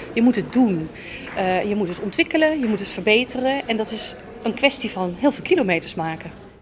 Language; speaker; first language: Dutch; native; Dutch